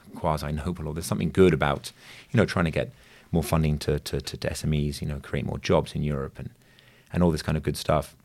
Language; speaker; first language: English; native; English